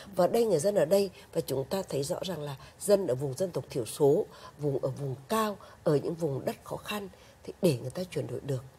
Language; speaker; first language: Vietnamese; native; Vietnamese